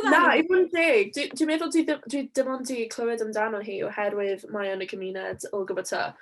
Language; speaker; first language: Welsh; non-native, local second language; English